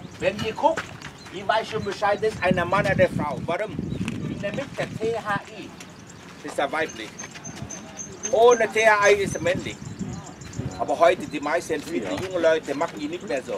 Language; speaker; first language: German; non-native, learner; Vietnamese